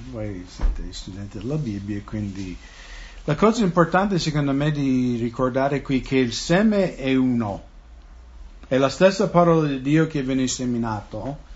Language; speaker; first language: Italian; non-native, fluent; English